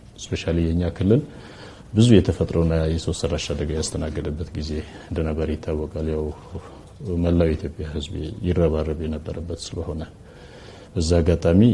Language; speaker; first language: Amharic; non-native, local second language; Wolaytta